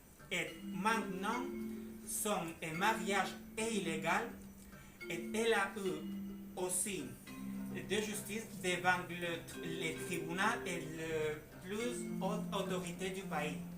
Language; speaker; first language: French; non-native, learner; Spanish